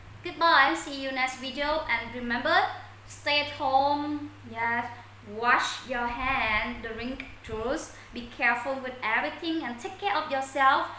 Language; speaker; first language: English; non-native, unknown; Vietnamese